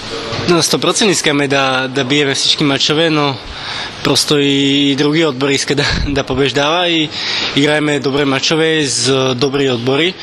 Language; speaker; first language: Bulgarian; non-native, learner; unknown